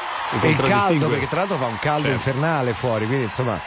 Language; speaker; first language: Italian; native; Italian